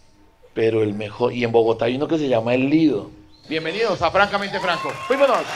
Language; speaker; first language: Spanish; native; Spanish